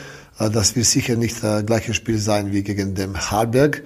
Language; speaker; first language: German; non-native, learner; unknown